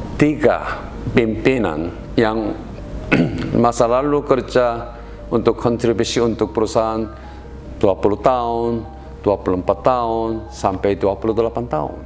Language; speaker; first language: Indonesian; non-native, learner; Korean